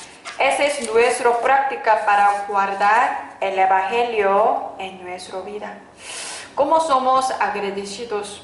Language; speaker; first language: Spanish; non-native, fluent; Korean